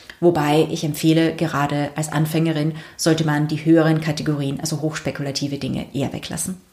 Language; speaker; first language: German; native; German